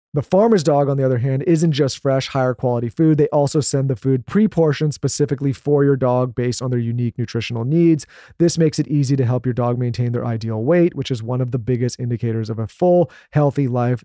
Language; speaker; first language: English; native; English